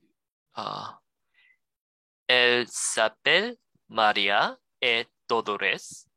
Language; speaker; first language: French; non-native, learner; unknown